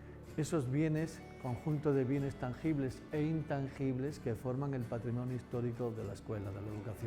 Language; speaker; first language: Spanish; native; Spanish